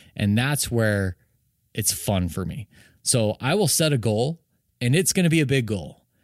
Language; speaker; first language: English; native; English